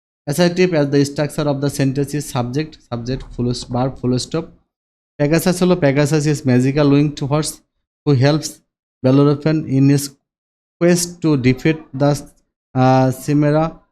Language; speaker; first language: English; non-native, local second language; Bangla